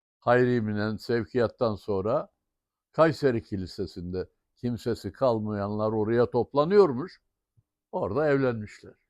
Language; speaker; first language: Turkish; native; Turkish